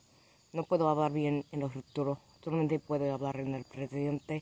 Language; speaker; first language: Spanish; non-native, learner; English